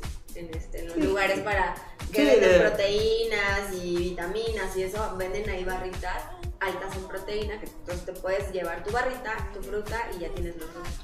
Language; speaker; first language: Spanish; native; Spanish